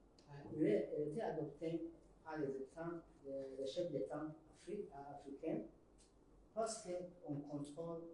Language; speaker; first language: French; non-native, learner; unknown